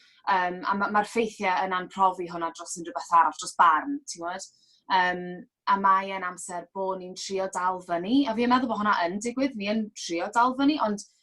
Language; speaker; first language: Welsh; native; Welsh